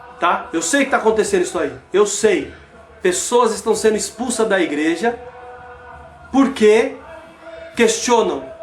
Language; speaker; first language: Portuguese; native; Portuguese